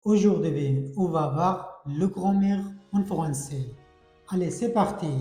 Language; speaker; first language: French; non-native, fluent; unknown